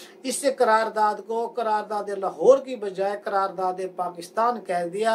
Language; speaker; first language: Urdu; native; Urdu